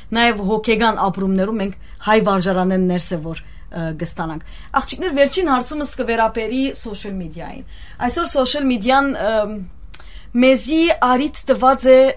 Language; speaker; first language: Armenian; early bilingual, heritage; Armenian